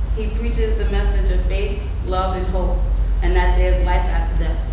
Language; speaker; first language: English; non-native, fluent; Spanish